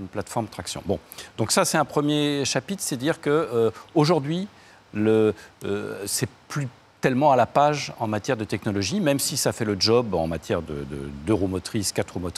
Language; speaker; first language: French; native; French